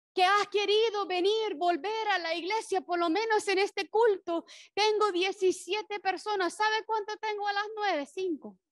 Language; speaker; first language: Spanish; non-native, fluent; English